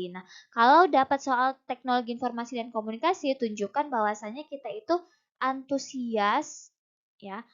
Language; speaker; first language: Indonesian; native; Indonesian